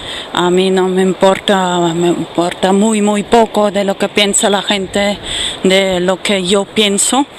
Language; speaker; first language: Spanish; non-native, fluent; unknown